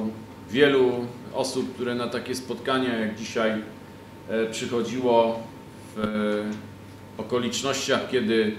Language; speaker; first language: Polish; native; Polish